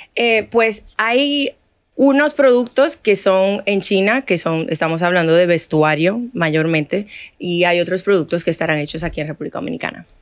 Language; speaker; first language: Spanish; non-native, fluent; Haitian Creole